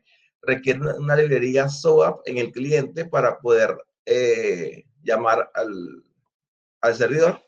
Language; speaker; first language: Spanish; native; Spanish